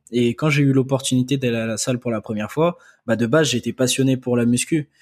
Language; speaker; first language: French; early bilingual, other home language; Akan